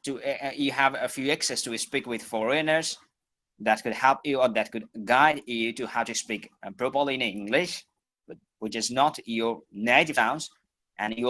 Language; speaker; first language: English; non-native, fluent; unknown